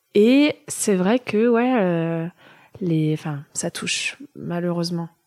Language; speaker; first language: French; early bilingual, other home language; German